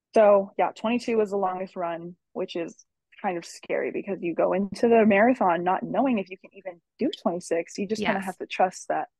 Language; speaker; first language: English; native; English